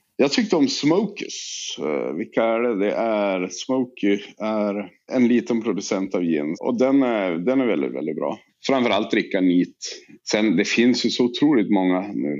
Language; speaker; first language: Swedish; native; Swedish